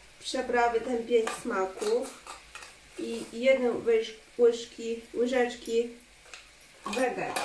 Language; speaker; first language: Polish; non-native, learner; Chinese